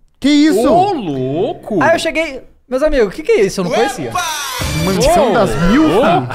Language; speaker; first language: Portuguese; native; Portuguese